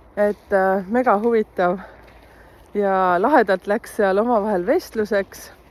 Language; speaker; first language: Estonian; native; Estonian